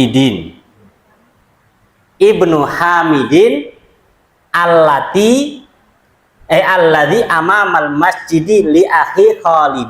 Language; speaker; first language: Arabic; non-native, fluent; Indonesian